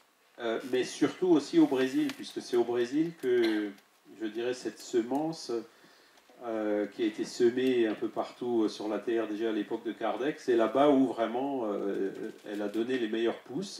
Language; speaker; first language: French; native; French